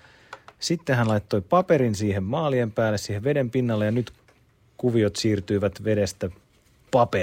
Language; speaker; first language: Finnish; native; Finnish